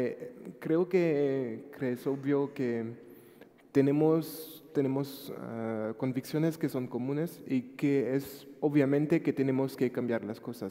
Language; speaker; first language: Spanish; non-native, fluent; French